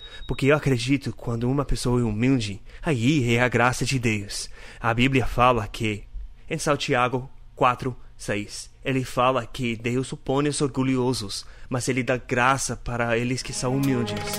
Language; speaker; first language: Portuguese; non-native, fluent; English